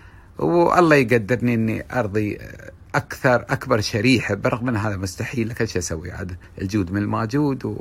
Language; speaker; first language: Arabic; native; Arabic